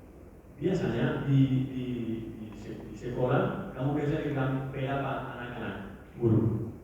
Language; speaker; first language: Indonesian; non-native, learner; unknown